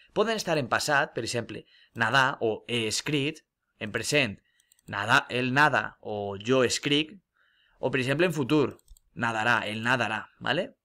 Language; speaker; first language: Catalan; non-native, local second language; Spanish